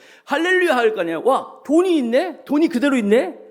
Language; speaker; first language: Korean; native; Korean